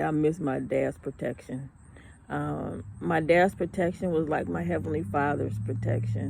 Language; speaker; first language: English; native; English